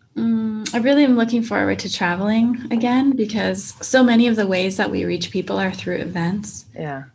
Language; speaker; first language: English; native; English